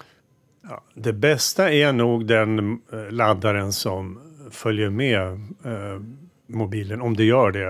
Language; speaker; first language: Swedish; native; Swedish